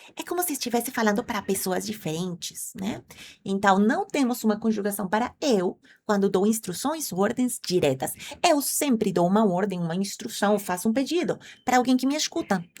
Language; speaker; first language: Portuguese; non-native, fluent; Spanish